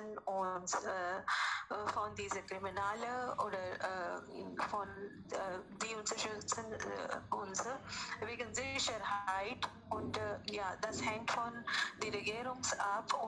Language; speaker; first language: German; non-native, learner; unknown